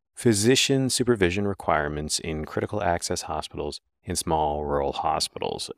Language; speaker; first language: English; native; English